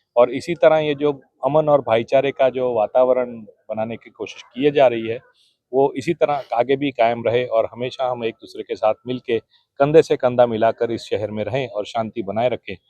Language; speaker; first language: Hindi; non-native, local second language; Gujarati